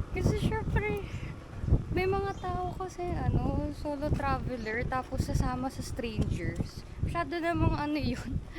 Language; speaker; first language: Filipino; native; Filipino